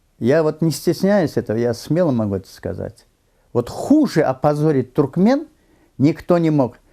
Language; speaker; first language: Russian; non-native, local second language; Turkmen